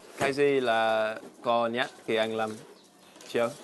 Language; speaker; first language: Vietnamese; non-native, learner; English